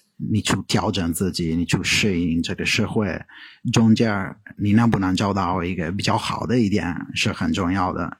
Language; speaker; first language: Chinese; non-native, fluent; Italian